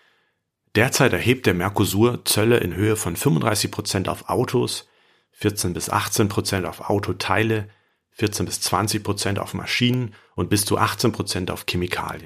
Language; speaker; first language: German; native; German